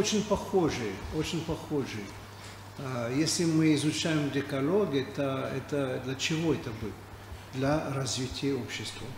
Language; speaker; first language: Russian; non-native, fluent; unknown